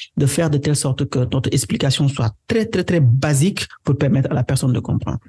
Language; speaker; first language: French; non-native, local second language; Wolof